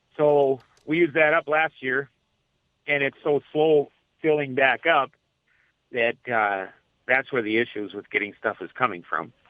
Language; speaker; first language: English; native; English